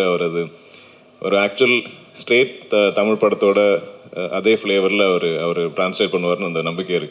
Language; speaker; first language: Tamil; non-native, local second language; Malayalam